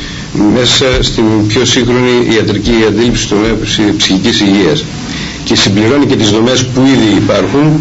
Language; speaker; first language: Greek; native; Greek